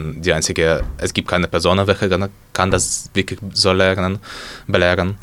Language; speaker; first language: German; non-native, learner; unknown